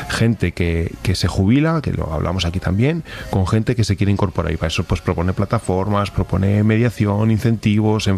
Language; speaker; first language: Spanish; native; Spanish